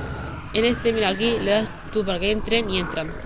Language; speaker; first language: Spanish; native; Spanish